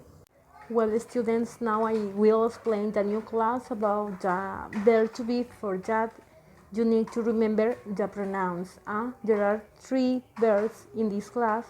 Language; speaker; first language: English; non-native, fluent; Spanish